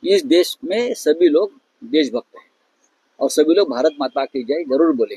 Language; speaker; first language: Hindi; non-native, local second language; Marathi